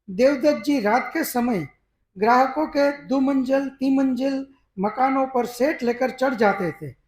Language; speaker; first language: Hindi; non-native, local second language; Gujarati